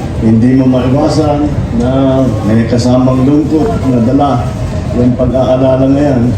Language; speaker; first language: Filipino; non-native, local second language; Iloko